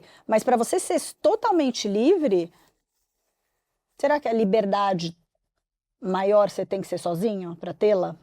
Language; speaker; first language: Portuguese; native; Portuguese